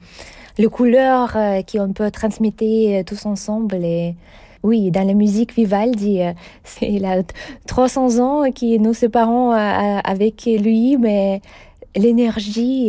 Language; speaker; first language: French; non-native, fluent; Russian